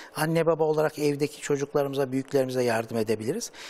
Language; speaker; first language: Turkish; native; Turkish